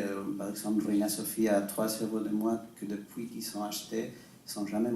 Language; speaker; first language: French; non-native, fluent; Spanish